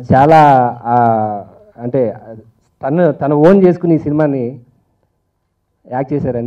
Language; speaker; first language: Telugu; native; Telugu